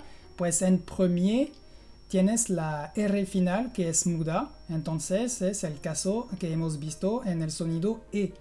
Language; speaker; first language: Spanish; non-native, fluent; French